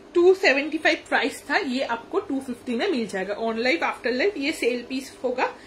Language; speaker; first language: Hindi; non-native, local second language; Bangla